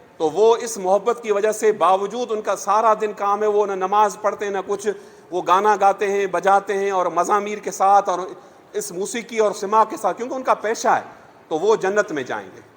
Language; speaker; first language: Urdu; non-native, local second language; Sindhi